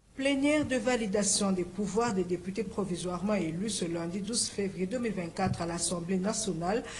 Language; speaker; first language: French; non-native, local second language; Lingala